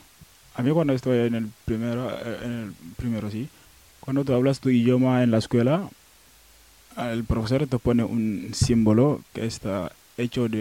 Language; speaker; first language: Spanish; non-native, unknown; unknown